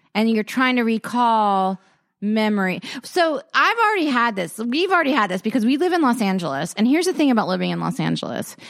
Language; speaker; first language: English; native; English